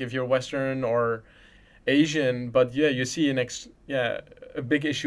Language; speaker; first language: English; non-native, fluent; Dutch